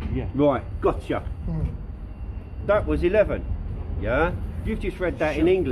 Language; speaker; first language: English; native; English